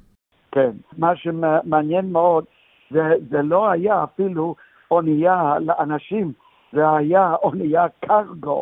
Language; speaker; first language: Hebrew; non-native, fluent; English